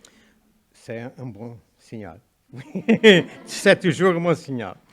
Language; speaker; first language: French; non-native, fluent; Portuguese